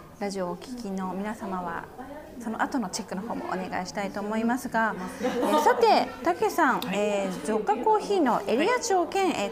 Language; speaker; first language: Japanese; native; Japanese